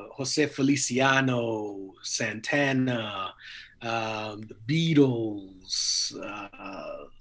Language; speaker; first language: English; native; English